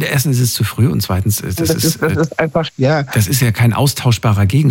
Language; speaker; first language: German; native; German